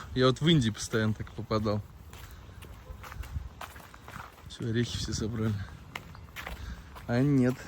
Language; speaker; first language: Russian; native; Russian